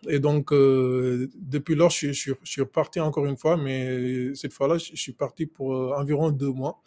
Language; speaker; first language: French; non-native, local second language; Wolof